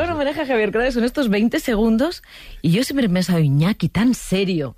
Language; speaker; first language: Spanish; native; Spanish